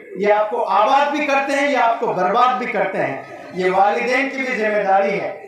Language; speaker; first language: Urdu; native; Urdu